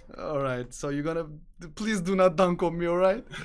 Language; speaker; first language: English; non-native, fluent; Turkish